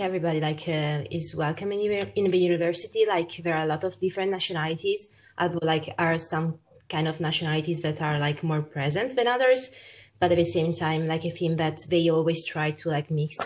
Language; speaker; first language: English; non-native, fluent; Italian